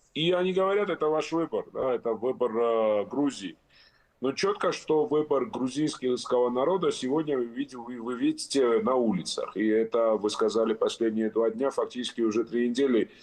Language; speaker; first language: Russian; non-native, local second language; Georgian